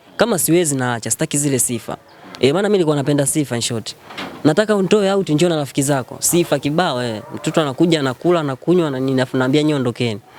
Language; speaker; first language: Swahili; native; Swahili